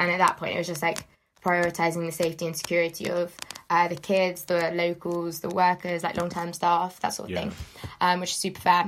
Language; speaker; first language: English; native; English